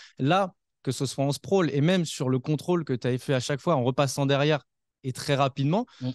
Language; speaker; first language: French; native; French